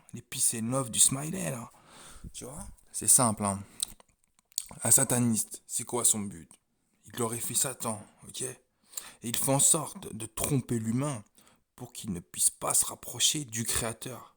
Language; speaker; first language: French; native; French